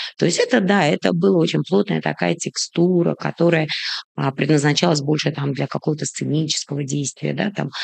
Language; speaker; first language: Russian; native; Russian